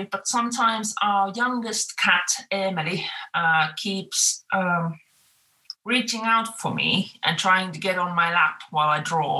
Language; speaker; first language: English; non-native, fluent; Finnish